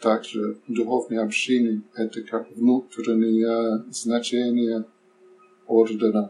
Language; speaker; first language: Russian; non-native, learner; English